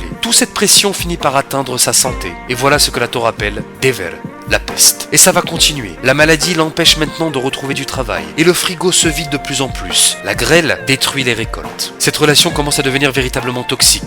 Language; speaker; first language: French; native; French